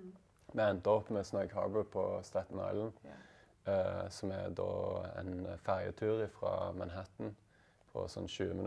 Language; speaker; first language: Norwegian; native; Norwegian